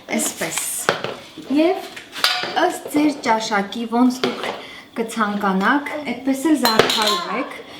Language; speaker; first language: Armenian; native; Armenian